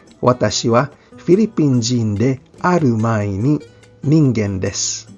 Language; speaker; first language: Japanese; non-native, fluent; Filipino